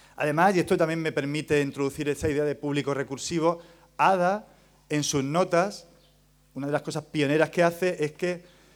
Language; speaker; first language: Spanish; native; Spanish